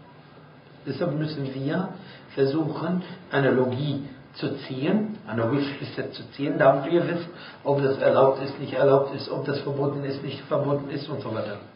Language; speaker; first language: German; non-native, fluent; Arabic